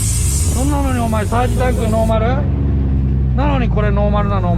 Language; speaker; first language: Japanese; native; Japanese